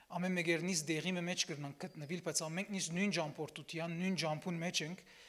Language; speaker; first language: Armenian; early bilingual, heritage; Armenian